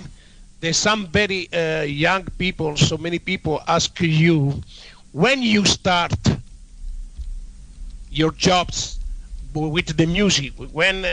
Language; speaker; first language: English; non-native, learner; Italian